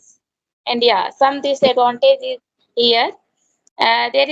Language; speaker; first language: English; non-native, learner; Hindi